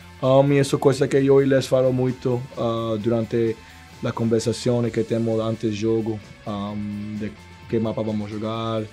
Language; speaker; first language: Portuguese; non-native, learner; Spanish